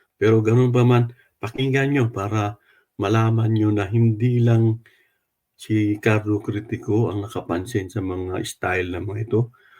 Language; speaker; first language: Filipino; non-native, local second language; Cebuano